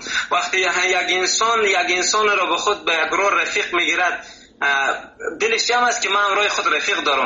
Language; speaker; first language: Persian; native; Persian